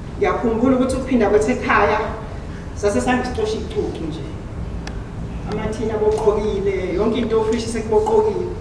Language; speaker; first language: Zulu; native; Zulu